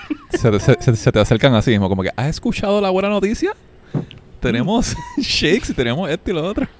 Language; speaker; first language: Spanish; early bilingual, heritage; Spanish